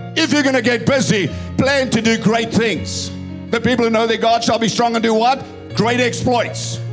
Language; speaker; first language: English; non-native, local second language; Afrikaans